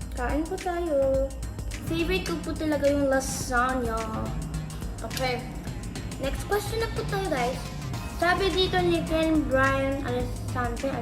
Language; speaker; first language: Filipino; non-native, local second language; Cebuano